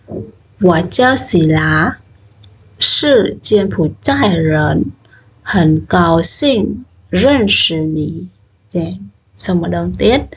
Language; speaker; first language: Chinese; non-native, learner; Khmer